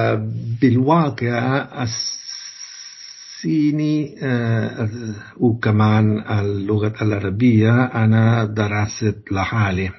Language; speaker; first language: Arabic; non-native, learner; Italian